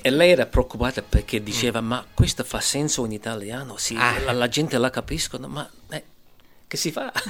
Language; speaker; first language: Italian; early bilingual, heritage; English